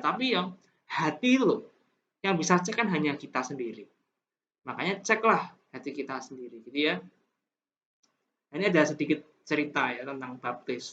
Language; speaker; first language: Indonesian; native; Indonesian